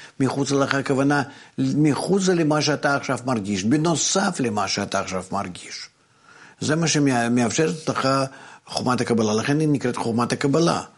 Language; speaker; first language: Hebrew; non-native, fluent; Russian